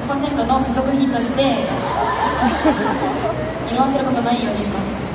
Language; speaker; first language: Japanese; non-native, learner; Korean